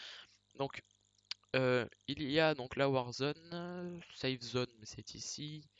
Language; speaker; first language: French; native; French